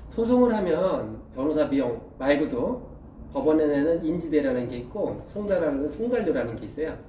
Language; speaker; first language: Korean; native; Korean